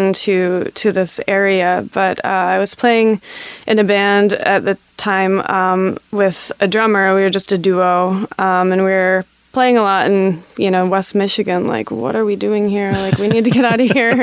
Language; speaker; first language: English; native; English